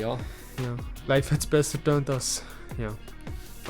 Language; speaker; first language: German; native; German